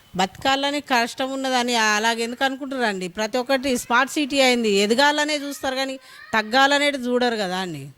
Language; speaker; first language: Telugu; native; Telugu